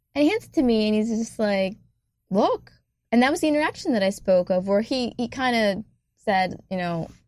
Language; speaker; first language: English; native; English